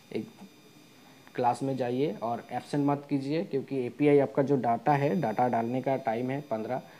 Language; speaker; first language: Hindi; non-native, local second language; Bangla